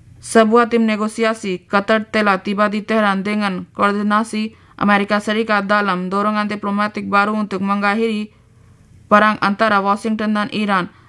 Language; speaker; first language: Indonesian; non-native, fluent; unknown